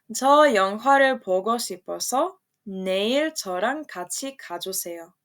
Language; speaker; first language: Korean; non-native, fluent; Serbian